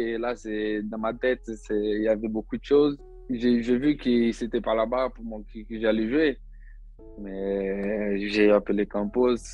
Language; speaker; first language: French; non-native, learner; Portuguese